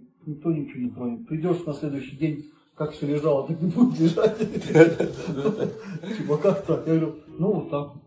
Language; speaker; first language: Russian; native; Russian